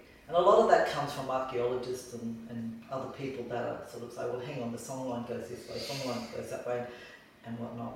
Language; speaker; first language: English; native; English